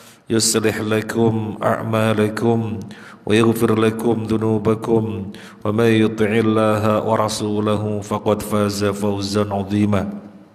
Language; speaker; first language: Arabic; non-native, fluent; Indonesian